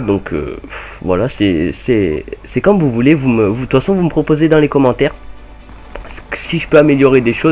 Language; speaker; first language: French; native; French